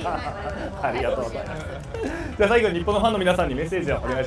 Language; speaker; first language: Japanese; native; Japanese